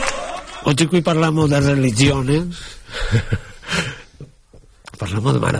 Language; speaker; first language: Italian; non-native, fluent; Catalan